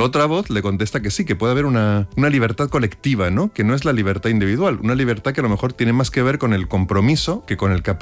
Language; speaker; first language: Spanish; native; Spanish